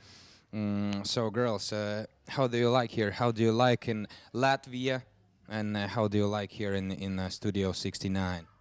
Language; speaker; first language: English; non-native, learner; Latvian